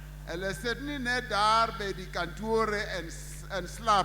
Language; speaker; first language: Afrikaans; non-native, local second language; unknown